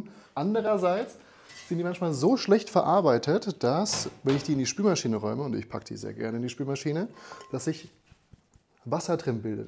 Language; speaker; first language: German; native; German